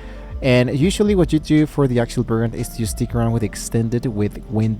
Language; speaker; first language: English; non-native, fluent; Spanish